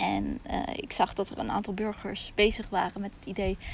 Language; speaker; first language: Dutch; early bilingual, other home language; Russian